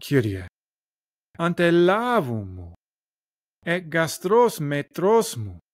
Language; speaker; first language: Greek; non-native, learner; English